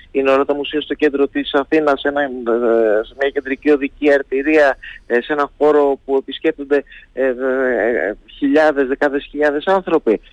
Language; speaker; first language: Greek; native; Greek